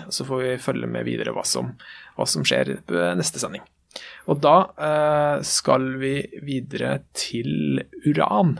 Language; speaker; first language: Norwegian; native; Norwegian